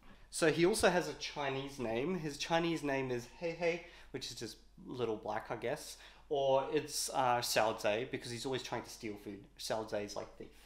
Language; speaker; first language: English; native; English